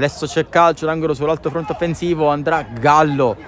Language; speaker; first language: Italian; native; Italian